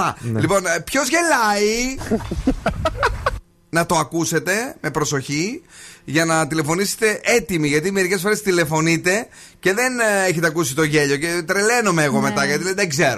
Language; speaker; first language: Greek; native; Greek